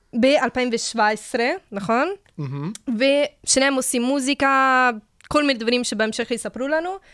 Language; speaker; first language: Hebrew; non-native, fluent; Italian